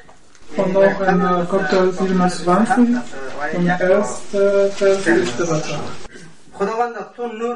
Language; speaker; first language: German; non-native, learner; Persian